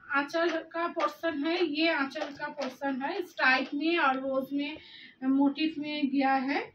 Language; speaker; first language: Hindi; non-native, local second language; Bangla